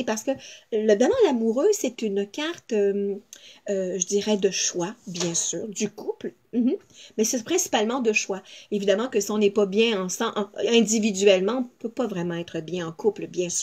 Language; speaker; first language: French; native; French